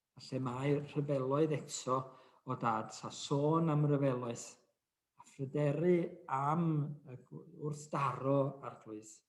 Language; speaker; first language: Welsh; native; Welsh